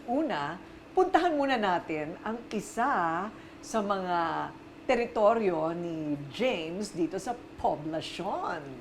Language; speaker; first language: Filipino; native; Filipino